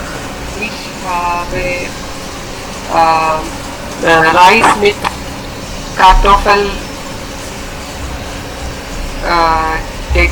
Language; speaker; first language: German; non-native, learner; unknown